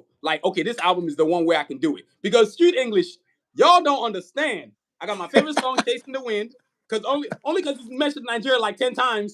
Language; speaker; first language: English; native; English